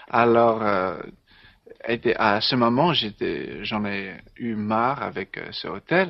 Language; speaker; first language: French; non-native, learner; English